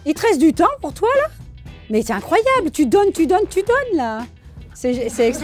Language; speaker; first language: French; native; French